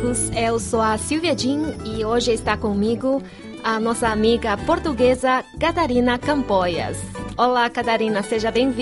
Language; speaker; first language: Portuguese; non-native, fluent; Chinese